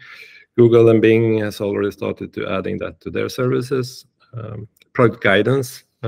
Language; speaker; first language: English; non-native, fluent; Swedish